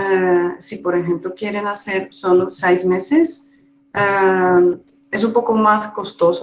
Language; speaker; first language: Spanish; non-native, fluent; Dutch